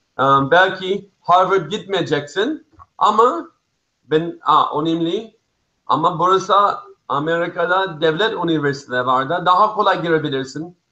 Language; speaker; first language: Turkish; non-native, fluent; English